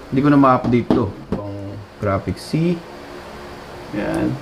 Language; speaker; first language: Filipino; native; Filipino